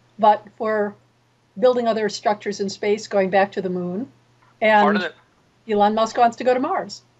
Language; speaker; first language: English; native; English